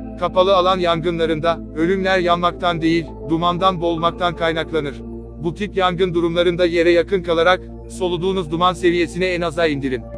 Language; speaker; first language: Turkish; native; Turkish